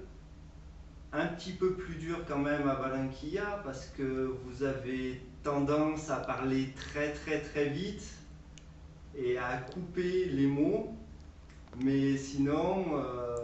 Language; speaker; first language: French; native; French